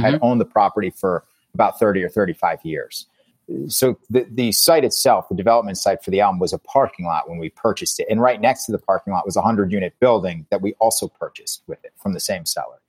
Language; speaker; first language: English; native; English